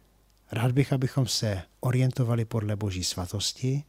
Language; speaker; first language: Czech; native; Czech